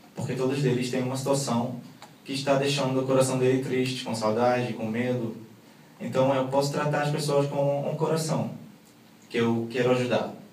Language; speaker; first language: Portuguese; non-native, fluent; Arabic